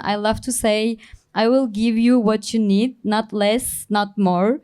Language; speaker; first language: English; non-native, learner; Turkish